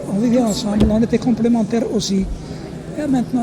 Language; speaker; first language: French; non-native, local second language; Arabic